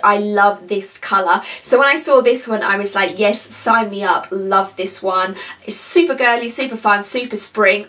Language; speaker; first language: English; native; English